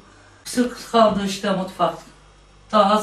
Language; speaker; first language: Turkish; non-native, local second language; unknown